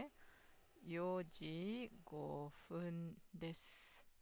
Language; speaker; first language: Japanese; non-native, fluent; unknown